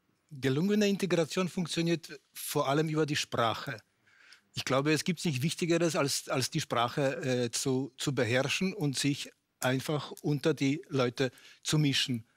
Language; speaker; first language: German; non-native, fluent; Polish